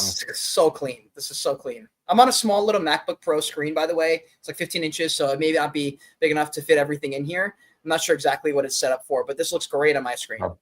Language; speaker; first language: English; native; English